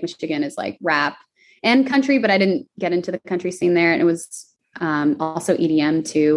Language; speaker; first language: English; native; English